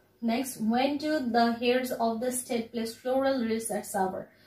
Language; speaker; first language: English; non-native, local second language; Bangla